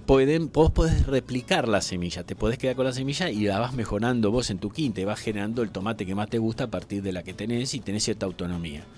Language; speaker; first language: Spanish; native; Spanish